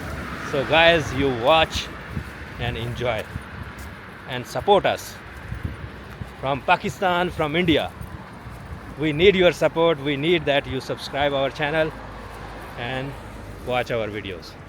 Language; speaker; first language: English; non-native, local second language; Urdu